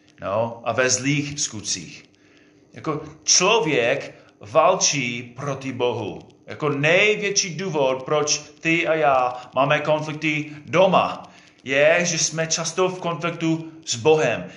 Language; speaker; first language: Czech; non-native, fluent; English